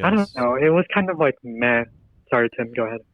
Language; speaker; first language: English; native; English